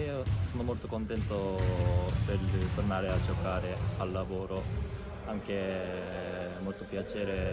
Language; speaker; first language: Italian; non-native, learner; Japanese